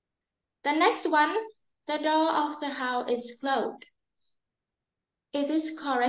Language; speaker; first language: English; non-native, learner; Vietnamese